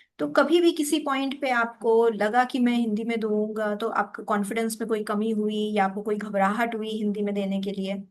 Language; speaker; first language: Hindi; native; Hindi